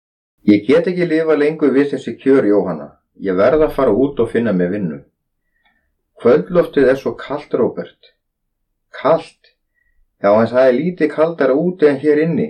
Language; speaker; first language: Icelandic; native; Icelandic